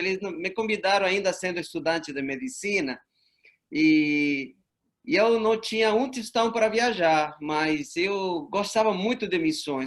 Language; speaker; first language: Portuguese; non-native, fluent; Spanish